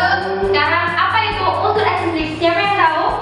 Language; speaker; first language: Indonesian; native; Indonesian